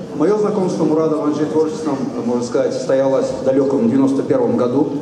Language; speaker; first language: Russian; non-native, local second language; Kumyk